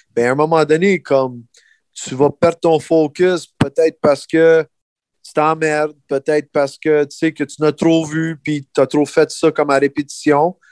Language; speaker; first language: French; early bilingual, heritage; French